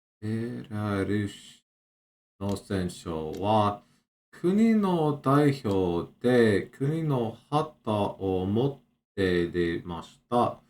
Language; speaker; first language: Japanese; non-native, learner; English